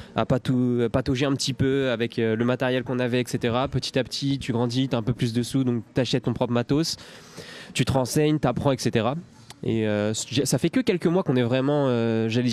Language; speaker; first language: French; native; French